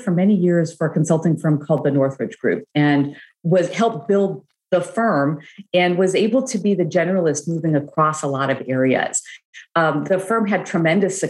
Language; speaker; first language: English; native; English